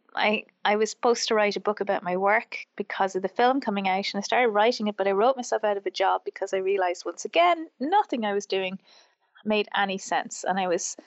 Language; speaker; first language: English; native; English